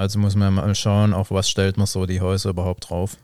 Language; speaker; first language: German; native; German